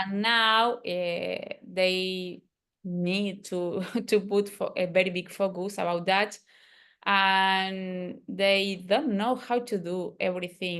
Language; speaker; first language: English; non-native, learner; Spanish